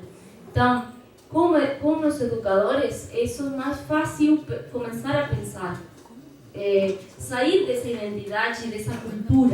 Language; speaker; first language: Portuguese; non-native, fluent; Spanish